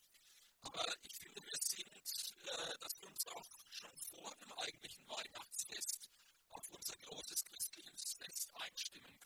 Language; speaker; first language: German; native; German